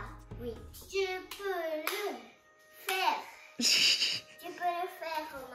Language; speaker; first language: French; early bilingual, other home language; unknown